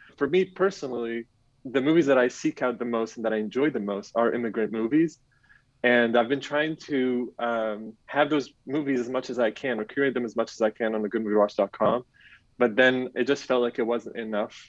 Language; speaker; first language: English; non-native, fluent; Arabic